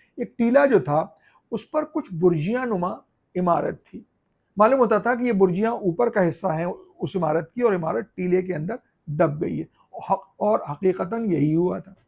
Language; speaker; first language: Urdu; native; Urdu